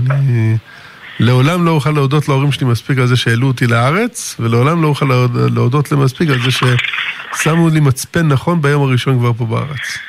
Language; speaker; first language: Hebrew; early bilingual, other home language; English